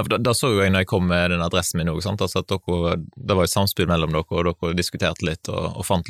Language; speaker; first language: Norwegian; native; Norwegian